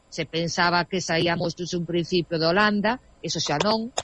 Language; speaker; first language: Spanish; non-native, local second language; Galician